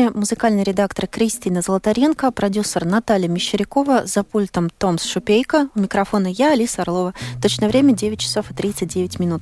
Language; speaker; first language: Russian; native; Russian